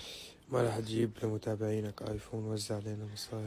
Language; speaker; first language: Arabic; native; Arabic